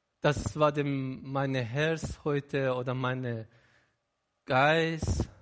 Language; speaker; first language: German; non-native, learner; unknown